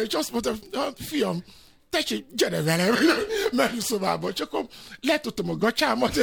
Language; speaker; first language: Hungarian; non-native, fluent; Yoruba